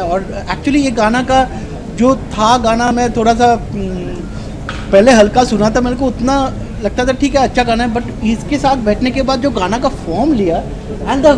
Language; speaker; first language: Hindi; non-native, local second language; Bangla